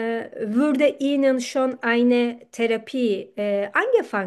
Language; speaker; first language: German; non-native, fluent; Turkish